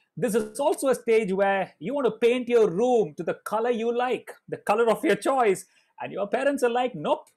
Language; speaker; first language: English; non-native, local second language; Malayalam